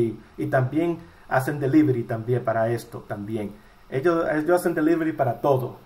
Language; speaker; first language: Spanish; early bilingual, heritage; Spanish